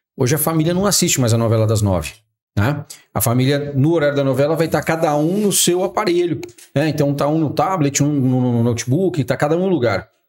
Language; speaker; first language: Portuguese; native; Portuguese